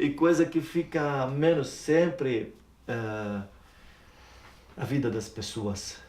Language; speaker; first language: Portuguese; non-native, learner; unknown